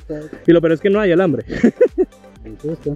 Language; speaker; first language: Spanish; native; Spanish